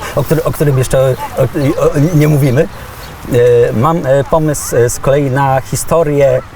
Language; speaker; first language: Polish; native; Polish